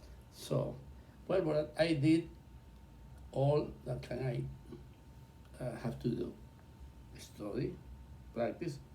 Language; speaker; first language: English; non-native, learner; Spanish